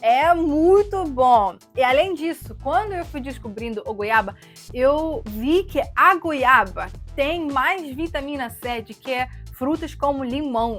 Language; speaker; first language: Portuguese; non-native, fluent; Russian